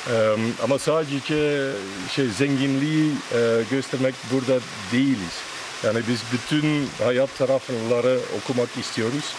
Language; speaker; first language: Turkish; non-native, fluent; Dutch